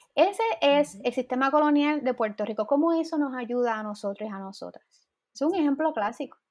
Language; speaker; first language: Spanish; native; Spanish